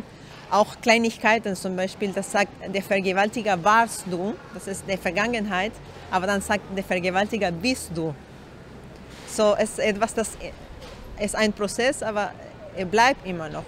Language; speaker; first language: German; non-native, learner; Spanish